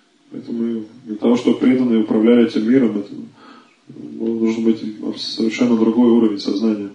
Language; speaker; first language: Russian; native; Russian